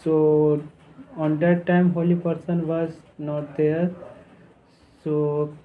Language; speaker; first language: English; non-native, learner; Hindi